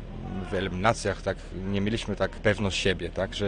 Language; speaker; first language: Polish; early bilingual, heritage; Polish